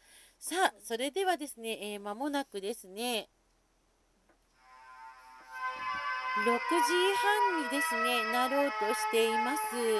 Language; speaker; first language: Japanese; native; Japanese